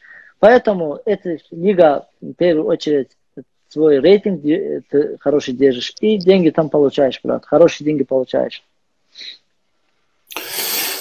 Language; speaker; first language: Russian; non-native, learner; Azerbaijani